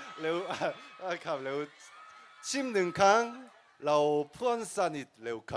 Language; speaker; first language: Thai; non-native, learner; Korean